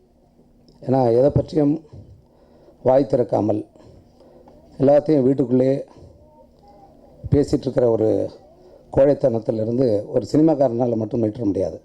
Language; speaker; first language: Tamil; native; Tamil